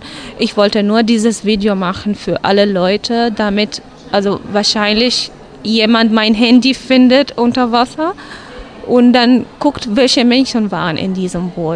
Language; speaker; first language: German; non-native, fluent; Arabic